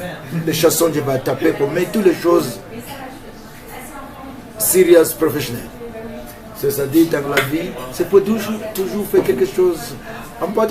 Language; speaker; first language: French; non-native, learner; English